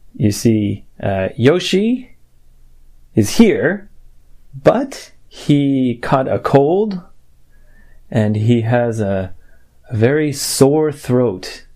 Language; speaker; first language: English; native; English